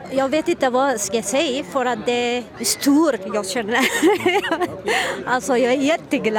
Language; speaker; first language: Swedish; non-native, learner; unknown